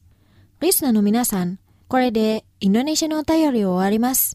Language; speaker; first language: Japanese; non-native, fluent; Indonesian